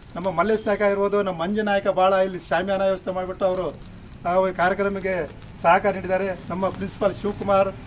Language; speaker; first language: Kannada; non-native, local second language; Lambadi